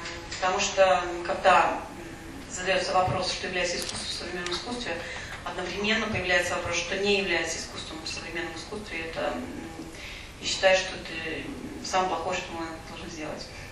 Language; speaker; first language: Russian; native; Russian